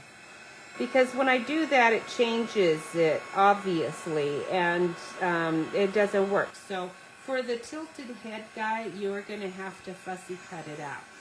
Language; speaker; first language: English; native; English